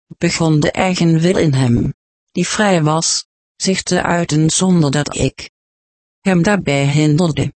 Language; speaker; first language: Dutch; native; Dutch